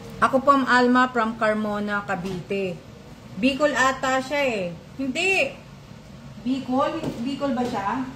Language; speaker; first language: Filipino; non-native, local second language; Cebuano